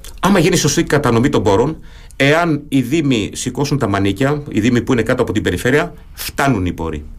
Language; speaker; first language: Greek; early bilingual, heritage; German